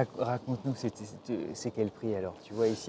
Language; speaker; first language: French; native; French